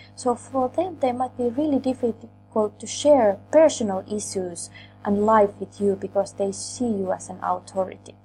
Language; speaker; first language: English; non-native, fluent; Finnish